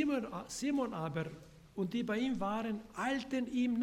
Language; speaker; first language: German; non-native, fluent; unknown